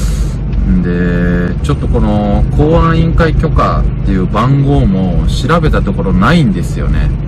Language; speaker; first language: Japanese; native; Japanese